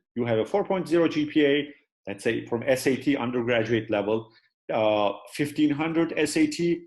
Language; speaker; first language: English; non-native, fluent; Turkish